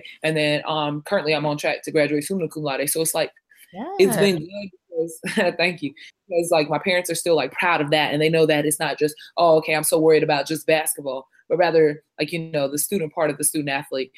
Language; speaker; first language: English; non-native, local second language; Shona